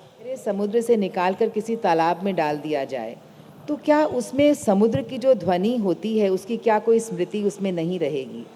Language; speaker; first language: Hindi; native; Hindi